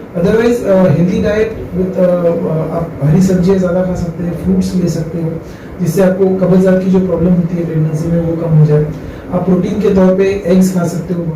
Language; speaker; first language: Hindi; non-native, local second language; Marathi